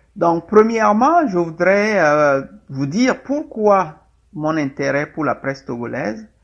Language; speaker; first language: French; non-native, local second language; Ewe